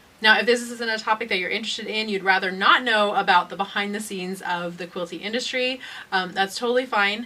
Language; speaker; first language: English; native; English